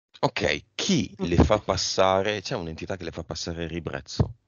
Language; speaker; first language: Italian; native; Italian